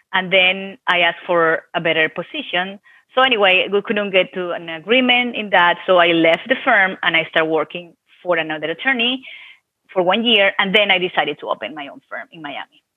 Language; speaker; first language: English; non-native, fluent; Spanish